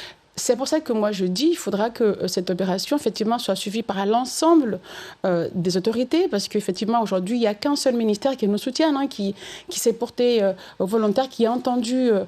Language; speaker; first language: French; non-native, local second language; Comorian